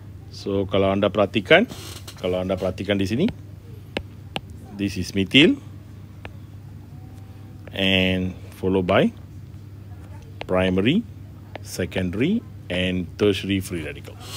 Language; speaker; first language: English; non-native, local second language; Malay